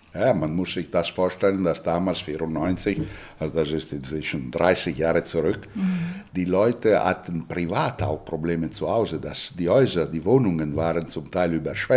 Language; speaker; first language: German; non-native, fluent; Italian